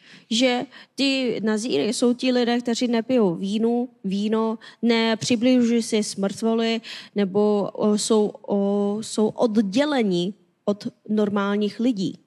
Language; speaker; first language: Czech; non-native, fluent; Korean